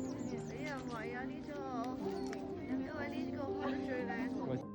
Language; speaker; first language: Cantonese; native; Cantonese